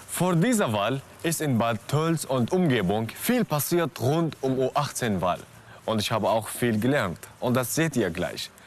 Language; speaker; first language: German; non-native, fluent; Arabic